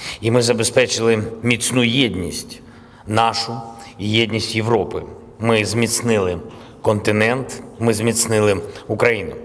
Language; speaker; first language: Ukrainian; non-native, local second language; Russian